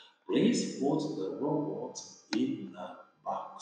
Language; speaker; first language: English; non-native, fluent; Vietnamese